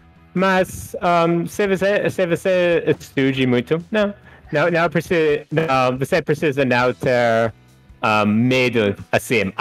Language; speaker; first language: Portuguese; non-native, fluent; English